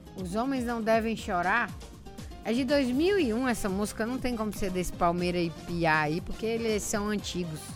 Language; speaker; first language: Portuguese; native; Portuguese